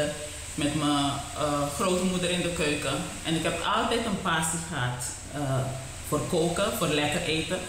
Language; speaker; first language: Dutch; non-native, local second language; Papiamento